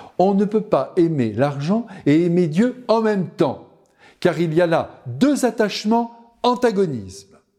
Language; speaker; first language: French; native; French